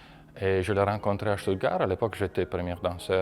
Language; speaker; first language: French; non-native, fluent; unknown